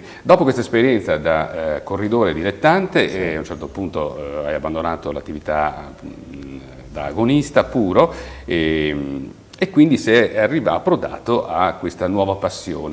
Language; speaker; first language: Italian; native; Italian